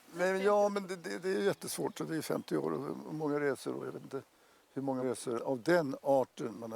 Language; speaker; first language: Swedish; native; Swedish